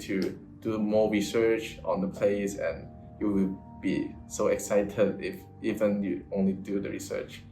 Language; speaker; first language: English; non-native, local second language; Cantonese